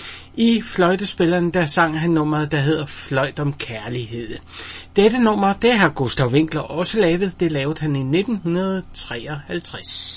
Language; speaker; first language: Danish; native; Danish